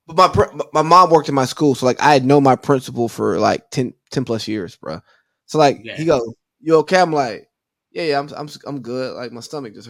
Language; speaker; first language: English; native; English